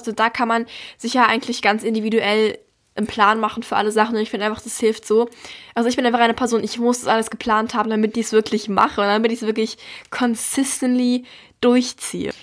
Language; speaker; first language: German; native; German